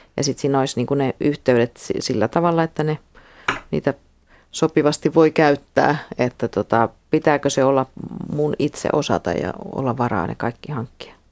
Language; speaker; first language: Finnish; native; Finnish